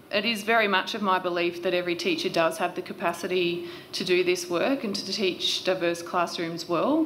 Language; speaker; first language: English; native; English